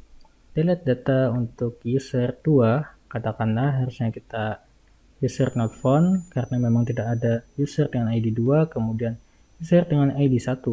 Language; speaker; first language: Indonesian; native; Indonesian